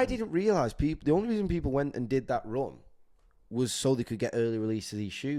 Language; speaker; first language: English; native; English